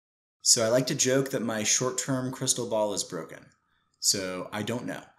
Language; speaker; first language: English; native; English